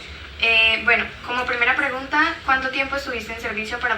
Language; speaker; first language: Spanish; native; Spanish